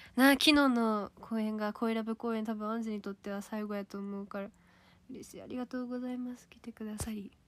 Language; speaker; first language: Japanese; native; Japanese